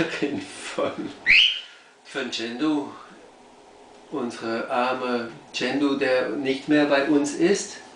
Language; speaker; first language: German; non-native, fluent; English